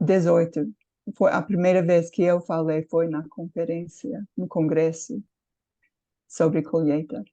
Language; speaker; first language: Portuguese; non-native, fluent; English